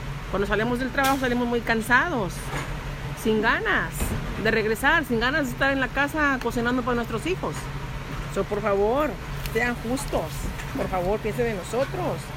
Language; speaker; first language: Spanish; native; Spanish